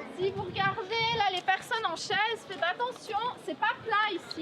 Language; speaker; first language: French; native; French